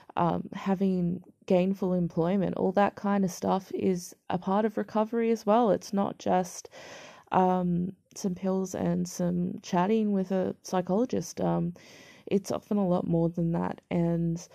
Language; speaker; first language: English; native; English